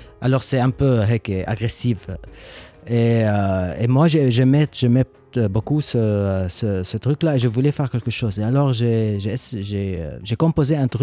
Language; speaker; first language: French; non-native, learner; Arabic